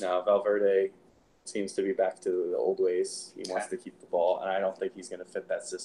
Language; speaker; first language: English; native; English